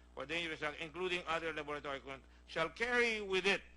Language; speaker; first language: English; non-native, local second language; Filipino